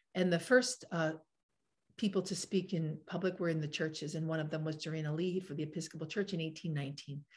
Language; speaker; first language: English; native; English